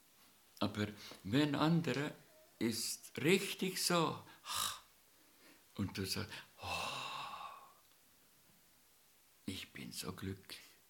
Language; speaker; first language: German; non-native, learner; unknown